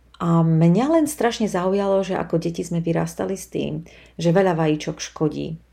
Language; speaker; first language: Slovak; native; Slovak